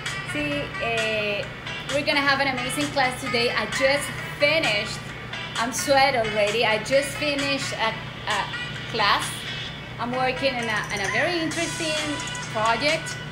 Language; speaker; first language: English; non-native, fluent; Spanish